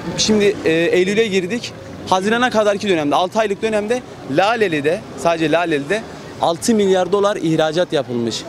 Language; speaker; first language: Turkish; native; Turkish